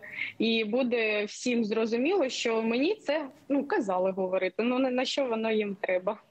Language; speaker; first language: Ukrainian; non-native, local second language; Russian